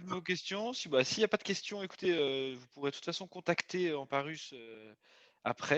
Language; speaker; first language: French; native; French